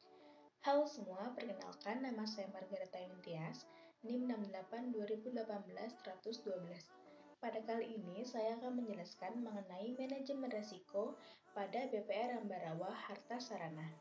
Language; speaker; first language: Indonesian; native; Indonesian